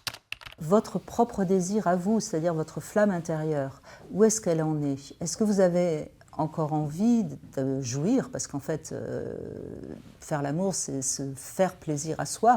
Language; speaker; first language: French; native; French